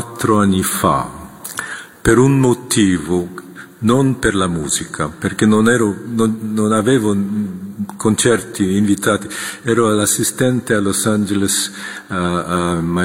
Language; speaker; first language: Italian; non-native, fluent; Korean